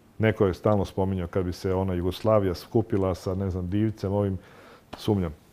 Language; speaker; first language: Croatian; native; Croatian